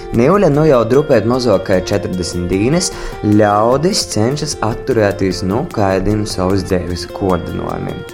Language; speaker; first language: Latvian; native; Latvian